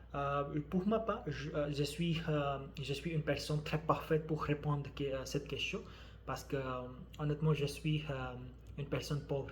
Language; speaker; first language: French; non-native, learner; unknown